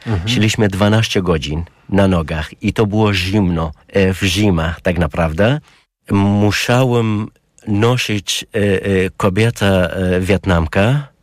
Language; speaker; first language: Polish; non-native, learner; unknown